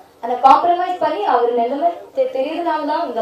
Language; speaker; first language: Tamil; non-native, learner; Malayalam